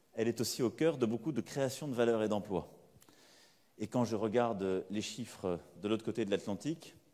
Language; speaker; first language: French; native; French